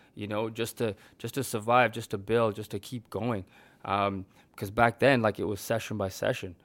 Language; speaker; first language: English; native; English